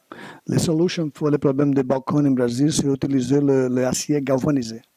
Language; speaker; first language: French; non-native, learner; Portuguese